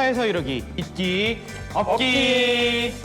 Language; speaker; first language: Korean; native; Korean